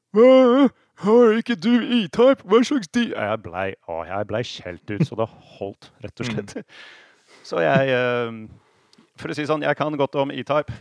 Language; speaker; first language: Norwegian; non-native, fluent; English